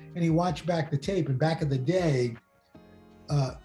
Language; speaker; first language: English; native; English